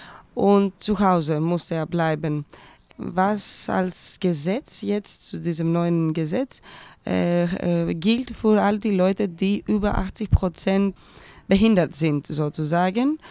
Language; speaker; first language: German; non-native, fluent; Greek